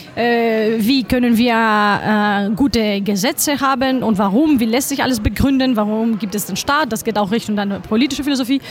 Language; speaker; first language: German; non-native, fluent; Greek